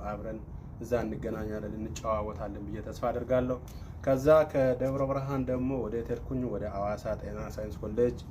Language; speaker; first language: Amharic; non-native, local second language; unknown